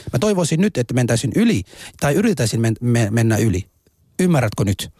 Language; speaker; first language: Finnish; non-native, fluent; Somali